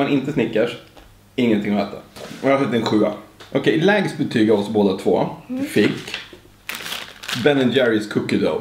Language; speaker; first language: Swedish; native; Swedish